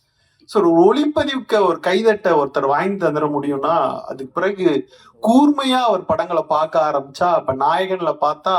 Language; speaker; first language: Tamil; native; Tamil